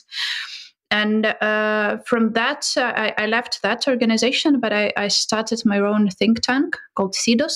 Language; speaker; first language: English; non-native, fluent; Ukrainian